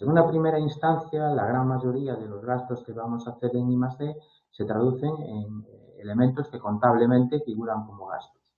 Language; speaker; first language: Spanish; native; Spanish